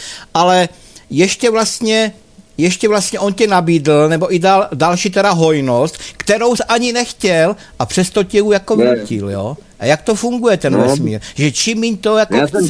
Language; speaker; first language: Czech; native; Czech